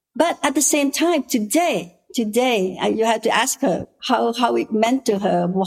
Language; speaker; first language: English; non-native, fluent; Khmer